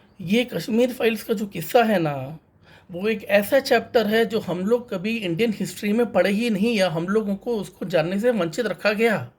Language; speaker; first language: Hindi; non-native, local second language; Tamil